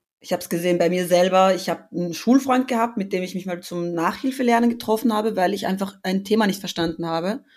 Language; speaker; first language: German; early bilingual, other home language; Albanian